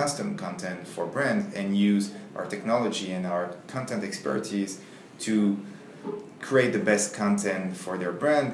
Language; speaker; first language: English; non-native, fluent; French